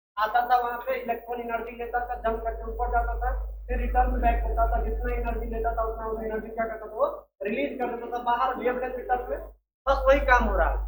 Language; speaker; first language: Hindi; native; Hindi